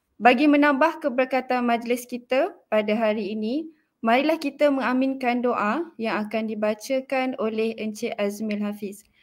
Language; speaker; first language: Malay; native; Malay